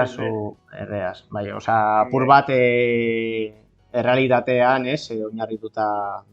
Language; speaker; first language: Basque; native; Basque